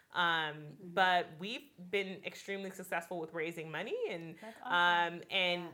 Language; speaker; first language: English; native; English